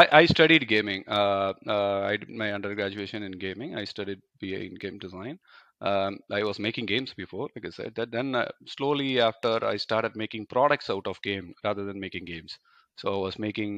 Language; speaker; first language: English; non-native, local second language; Tamil